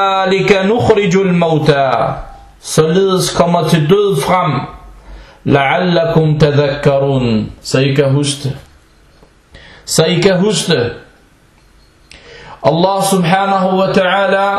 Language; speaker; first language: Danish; early bilingual, other home language; Arabic